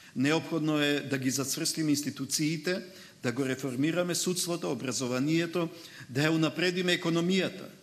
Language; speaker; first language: Macedonian; native; Macedonian